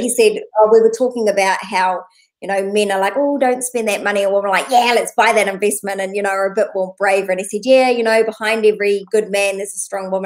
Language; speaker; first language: English; native; English